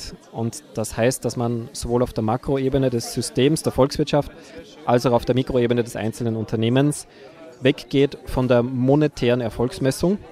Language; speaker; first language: German; native; German